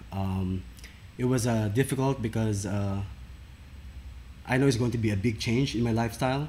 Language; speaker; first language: English; non-native, local second language; Filipino